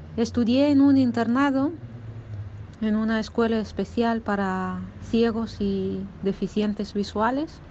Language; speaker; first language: Spanish; non-native, fluent; Russian